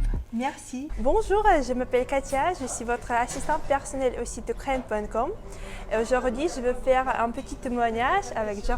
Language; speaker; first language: French; non-native, fluent; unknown